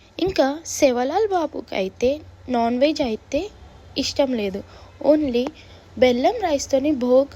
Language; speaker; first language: Telugu; non-native, local second language; Lambadi